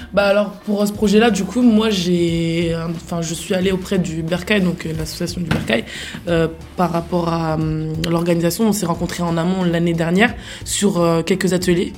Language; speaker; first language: French; native; French